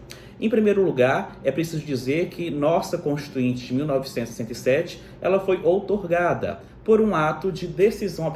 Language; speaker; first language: Portuguese; native; Portuguese